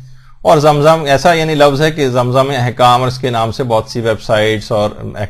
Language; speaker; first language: Urdu; native; Urdu